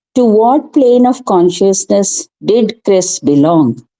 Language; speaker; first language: English; non-native, local second language; Tamil